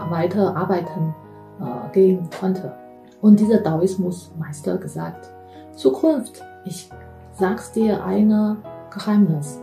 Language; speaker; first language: German; non-native, fluent; Chinese